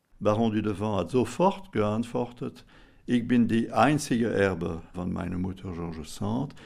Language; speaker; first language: German; non-native, fluent; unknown